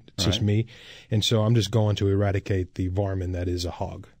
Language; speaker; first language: English; native; English